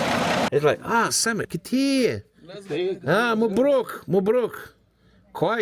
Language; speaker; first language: Arabic; non-native, learner; English